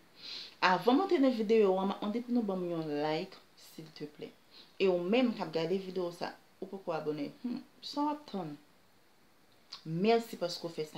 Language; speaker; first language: French; non-native, learner; Haitian Creole